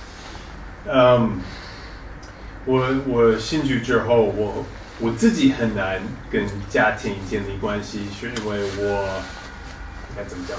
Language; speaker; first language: Chinese; non-native, fluent; English